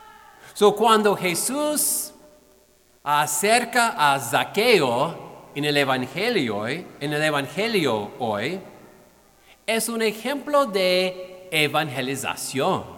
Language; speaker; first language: Spanish; non-native, fluent; English